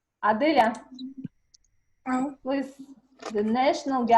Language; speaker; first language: English; non-native, learner; Kazakh